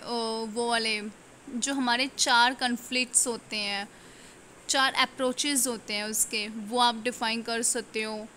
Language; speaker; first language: Hindi; native; Hindi